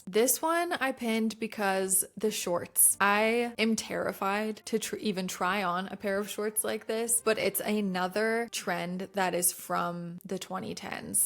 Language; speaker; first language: English; native; English